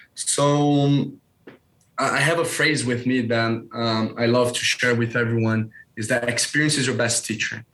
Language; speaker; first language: English; non-native, fluent; Portuguese